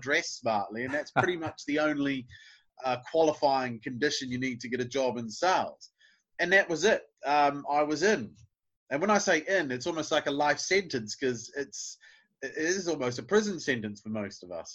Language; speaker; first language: English; native; English